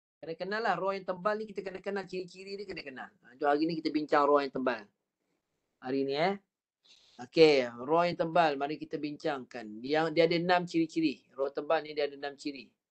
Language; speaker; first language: Malay; native; Malay